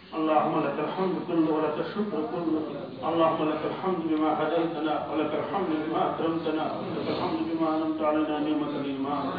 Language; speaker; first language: Arabic; non-native, fluent; Urdu